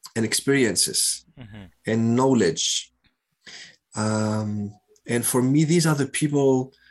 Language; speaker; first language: English; non-native, fluent; Greek